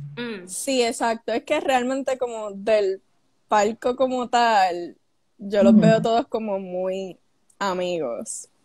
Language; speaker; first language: Spanish; early bilingual, other home language; English